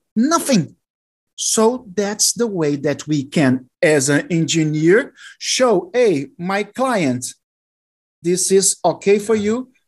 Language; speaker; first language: English; non-native, learner; Portuguese